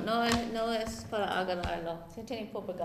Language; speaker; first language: Spanish; non-native, fluent; English